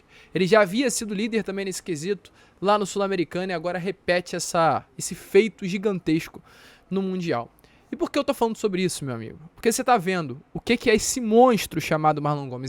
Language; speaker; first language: Portuguese; native; Portuguese